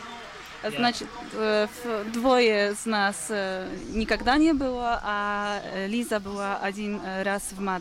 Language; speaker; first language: Russian; non-native, fluent; Polish